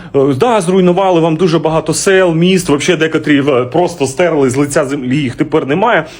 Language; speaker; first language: Ukrainian; non-native, local second language; Russian